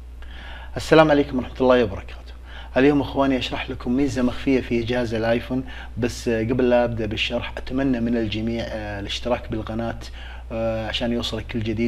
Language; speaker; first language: Arabic; native; Arabic